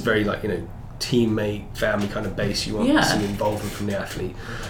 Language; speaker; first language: English; native; English